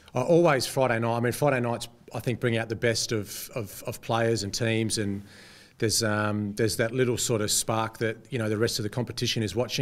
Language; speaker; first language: English; native; English